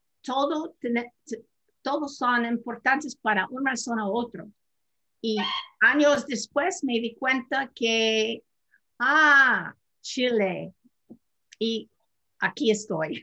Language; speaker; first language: Spanish; non-native, fluent; English